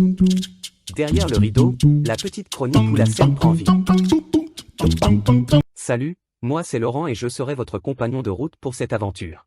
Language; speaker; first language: French; native; French